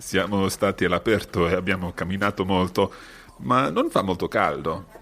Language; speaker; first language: Italian; non-native, fluent; English